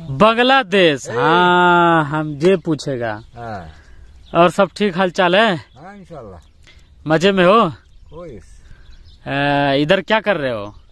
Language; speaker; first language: Hindi; native; Hindi